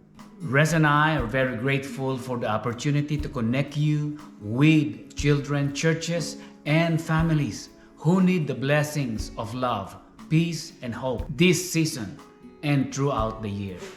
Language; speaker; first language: English; non-native, local second language; Filipino